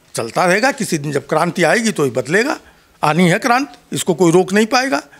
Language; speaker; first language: Hindi; native; Hindi